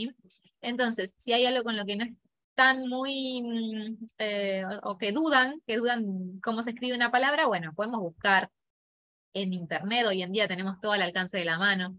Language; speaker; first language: Spanish; native; Spanish